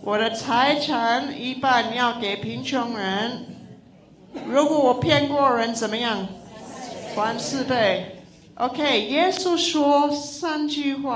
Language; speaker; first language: Chinese; non-native, local second language; English